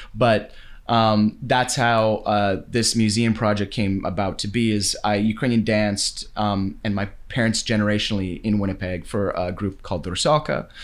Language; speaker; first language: English; native; English